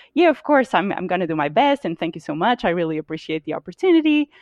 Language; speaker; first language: English; non-native, fluent; Portuguese